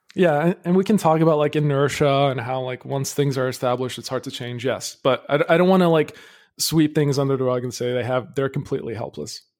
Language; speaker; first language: English; early bilingual, other home language; Arabic